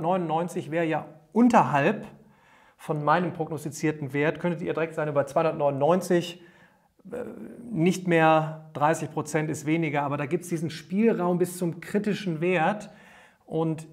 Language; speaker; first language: German; native; German